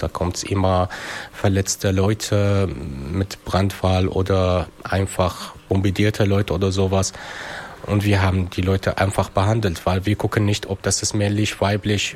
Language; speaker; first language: German; non-native, fluent; Arabic